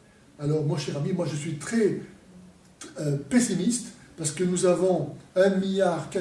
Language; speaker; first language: French; native; French